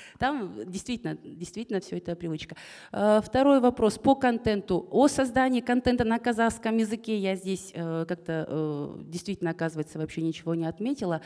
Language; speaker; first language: Russian; non-native, local second language; Kazakh